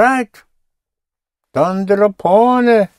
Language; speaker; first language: Spanish; non-native, fluent; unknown